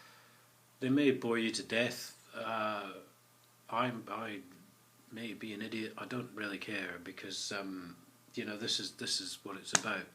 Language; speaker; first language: English; native; English